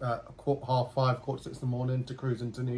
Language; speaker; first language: English; native; English